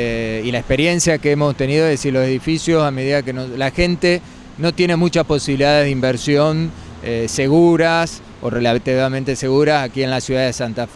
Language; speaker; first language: Spanish; native; Spanish